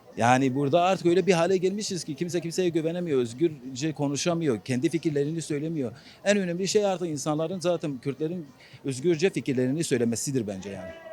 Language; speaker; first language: Turkish; non-native, local second language; Kurdish